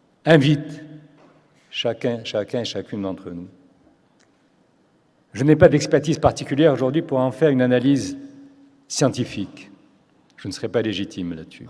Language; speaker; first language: French; non-native, local second language; Arabic